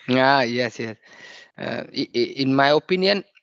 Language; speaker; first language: English; non-native, learner; Vietnamese